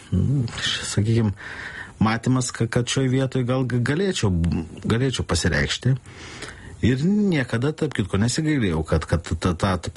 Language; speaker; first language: Lithuanian; native; Lithuanian